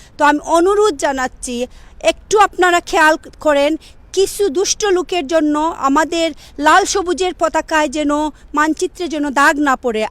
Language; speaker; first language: Bangla; native; Bangla